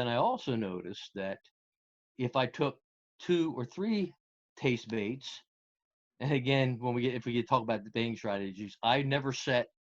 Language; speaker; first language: English; native; English